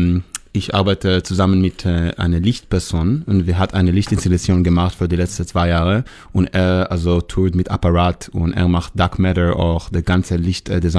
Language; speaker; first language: German; non-native, learner; Hebrew